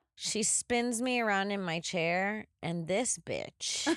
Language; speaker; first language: English; native; English